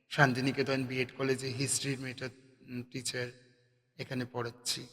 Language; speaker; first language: Bangla; native; Bangla